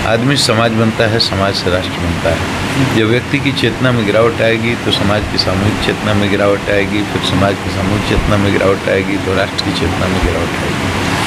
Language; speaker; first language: Hindi; native; Hindi